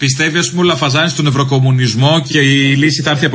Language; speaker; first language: Greek; native; Greek